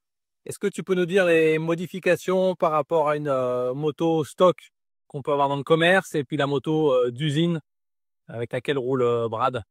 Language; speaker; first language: French; native; French